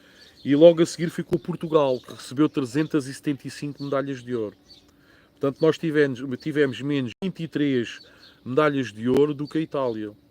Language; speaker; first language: Portuguese; native; Portuguese